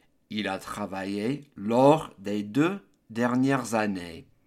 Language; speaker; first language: French; non-native, fluent; English